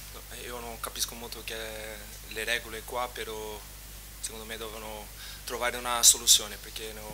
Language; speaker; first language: Italian; non-native, fluent; Portuguese